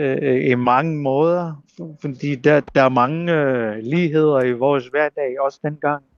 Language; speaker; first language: Danish; non-native, local second language; Kalaallisut